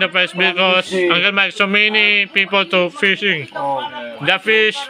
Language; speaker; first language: English; non-native, learner; Cebuano